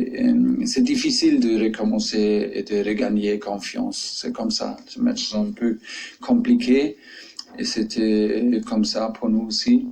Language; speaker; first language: French; non-native, fluent; German